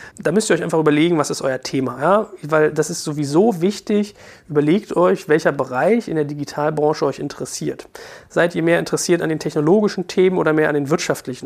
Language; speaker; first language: German; native; German